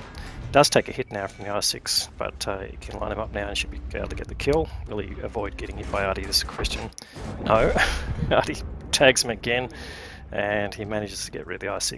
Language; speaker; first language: English; native; English